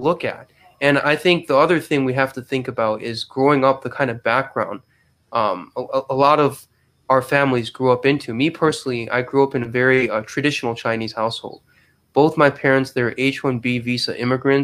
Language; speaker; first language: English; native; English